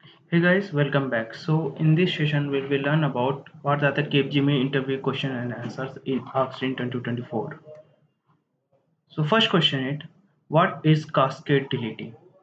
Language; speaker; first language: English; non-native, local second language; Hindi